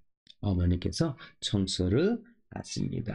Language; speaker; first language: Korean; non-native, local second language; Nepali